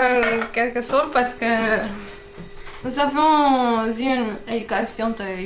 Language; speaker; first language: French; non-native, fluent; Romanian